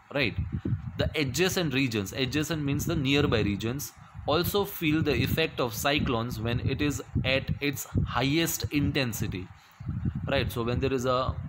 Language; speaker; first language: English; non-native, local second language; Gujarati